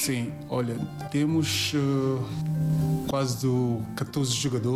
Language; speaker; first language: Portuguese; non-native, learner; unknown